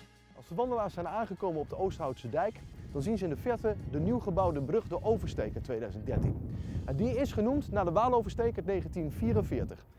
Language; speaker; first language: Dutch; native; Dutch